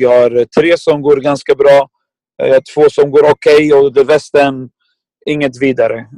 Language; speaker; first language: Swedish; non-native, fluent; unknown